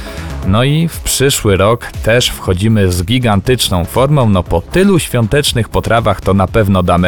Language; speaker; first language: Polish; native; Polish